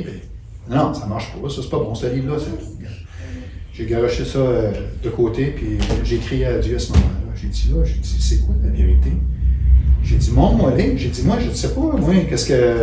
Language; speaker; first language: French; native; French